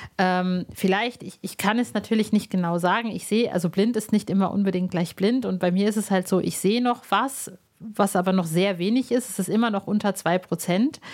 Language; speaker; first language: German; early bilingual, other home language; Arabic